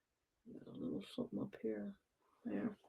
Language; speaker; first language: English; native; English